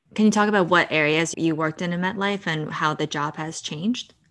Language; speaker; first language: English; native; English